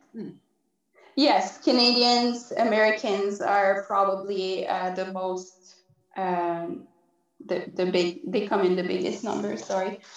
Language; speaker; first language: English; non-native, fluent; French